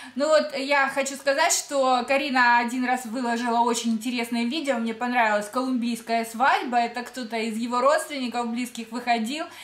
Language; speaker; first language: Russian; native; Russian